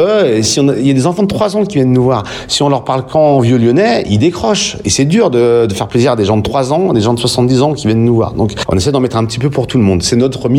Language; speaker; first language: French; native; French